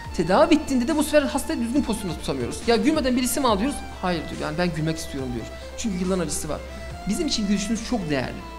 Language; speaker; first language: Turkish; early bilingual, heritage; Turkish